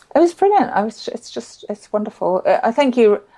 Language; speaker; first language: English; native; English